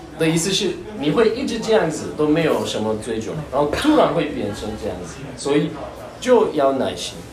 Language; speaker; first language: Chinese; non-native, fluent; Turkish